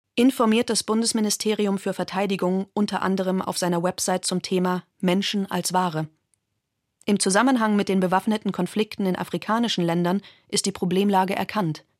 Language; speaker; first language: German; native; German